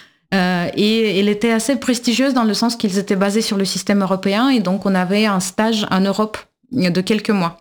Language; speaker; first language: French; non-native, fluent; Russian